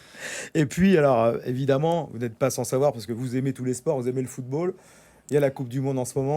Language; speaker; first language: French; native; French